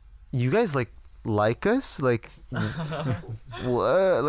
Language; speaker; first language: English; early bilingual, other home language; Korean